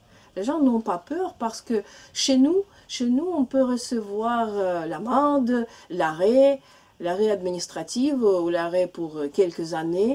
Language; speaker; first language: French; non-native, learner; Russian